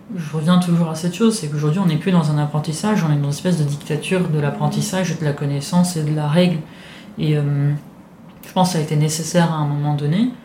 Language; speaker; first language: French; non-native, fluent; Italian